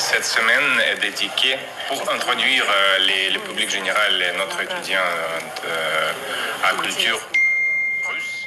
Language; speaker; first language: French; non-native, local second language; Russian